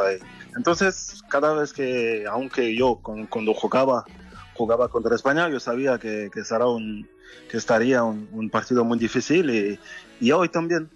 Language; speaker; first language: Spanish; non-native, fluent; French